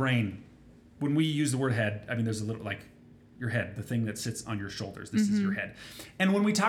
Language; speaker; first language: English; native; English